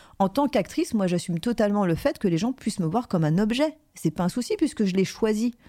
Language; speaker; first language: French; native; French